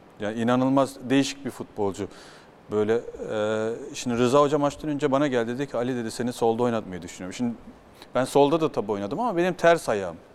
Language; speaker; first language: Turkish; early bilingual, heritage; Turkish